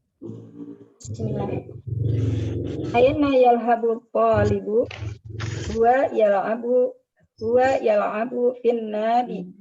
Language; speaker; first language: Arabic; non-native, learner; Indonesian